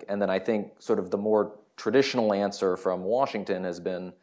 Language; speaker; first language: English; native; English